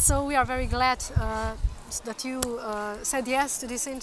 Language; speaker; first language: English; non-native, fluent; Slovenian